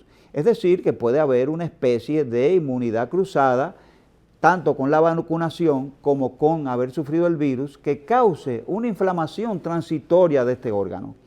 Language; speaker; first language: Spanish; native; Spanish